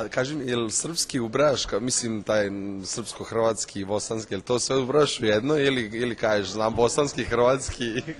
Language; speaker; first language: Serbian; native; Serbian